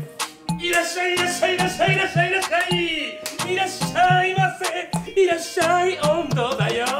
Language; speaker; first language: Japanese; native; Japanese